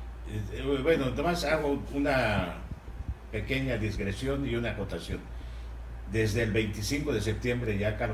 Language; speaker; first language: Spanish; native; Spanish